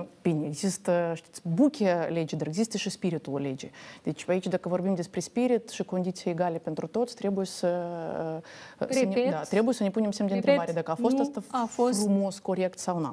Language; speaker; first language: Romanian; native; Romanian